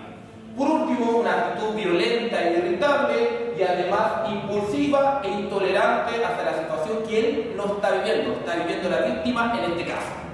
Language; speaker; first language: Spanish; native; Spanish